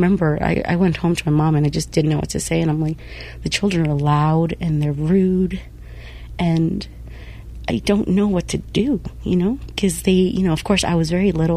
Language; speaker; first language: English; non-native, local second language; Spanish